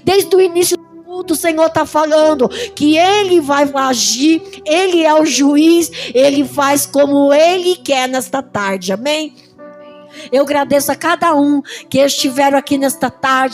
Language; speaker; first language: Portuguese; native; Portuguese